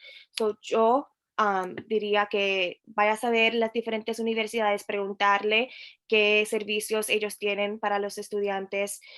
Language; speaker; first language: Spanish; early bilingual, heritage; Spanish